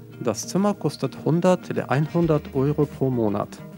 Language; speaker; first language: German; non-native, fluent; Russian